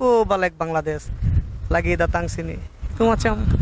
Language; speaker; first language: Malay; non-native, learner; Bangla